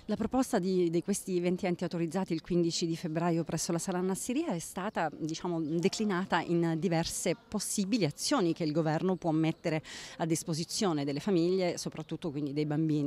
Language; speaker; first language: Italian; native; Italian